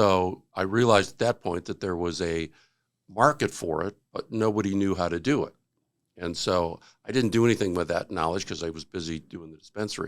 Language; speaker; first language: English; native; English